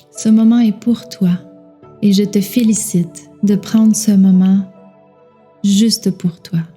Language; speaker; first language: French; native; French